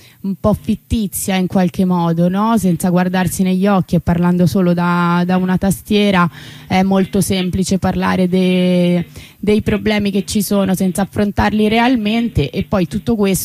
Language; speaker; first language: Italian; native; Italian